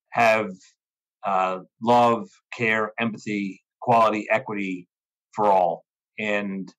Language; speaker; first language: English; native; English